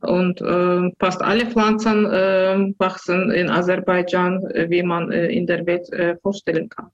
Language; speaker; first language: German; non-native, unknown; Azerbaijani